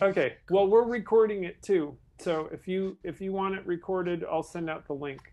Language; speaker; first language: English; native; English